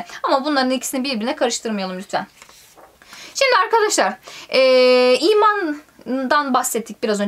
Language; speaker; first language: Turkish; native; Turkish